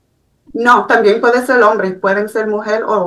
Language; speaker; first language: Spanish; early bilingual, heritage; Spanish